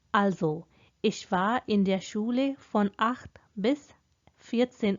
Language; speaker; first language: German; non-native, fluent; Hindi